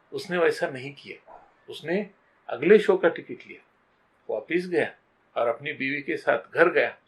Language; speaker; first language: Hindi; non-native, local second language; Marathi